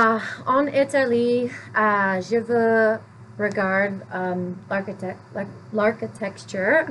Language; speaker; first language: French; non-native, learner; English